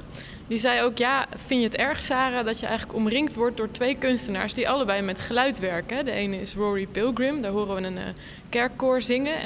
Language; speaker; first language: Dutch; native; Dutch